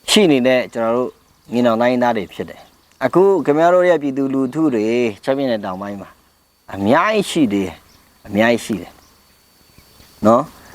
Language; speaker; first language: Burmese; non-native, local second language; Pa'o Karen